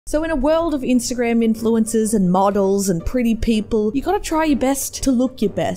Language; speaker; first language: English; native; English